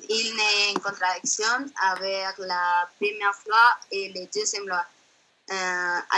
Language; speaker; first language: French; non-native, learner; Spanish